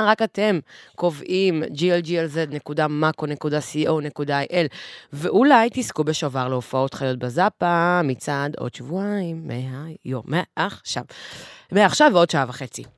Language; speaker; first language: Hebrew; native; Hebrew